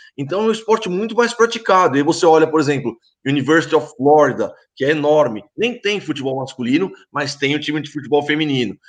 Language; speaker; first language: Portuguese; native; Portuguese